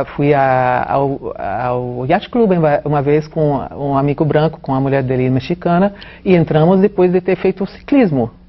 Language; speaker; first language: Portuguese; non-native, fluent; English